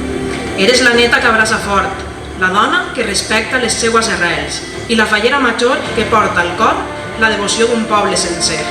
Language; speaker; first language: Catalan; native; Catalan